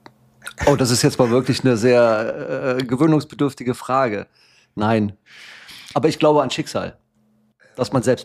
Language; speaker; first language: German; native; German